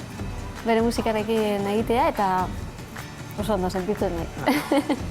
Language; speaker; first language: Basque; non-native, learner; Spanish